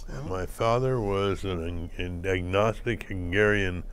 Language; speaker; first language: English; native; English